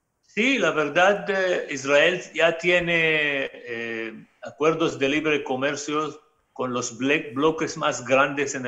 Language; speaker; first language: Spanish; non-native, fluent; Arabic